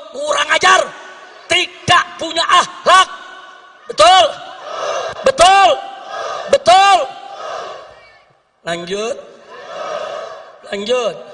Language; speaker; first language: Indonesian; native; Indonesian